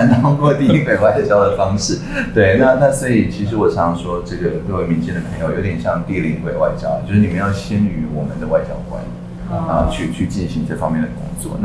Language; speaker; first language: Chinese; native; Chinese